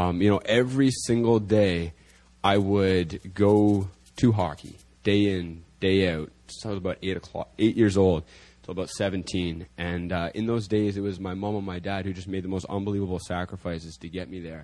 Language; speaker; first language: English; native; English